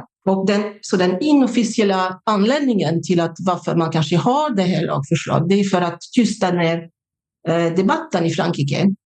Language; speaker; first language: Swedish; non-native, fluent; French